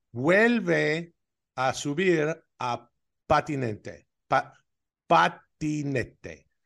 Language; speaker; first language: Spanish; non-native, learner; English